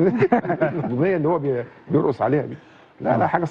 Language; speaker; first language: Arabic; native; Arabic